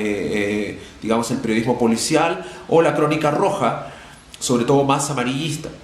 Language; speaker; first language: Spanish; native; Spanish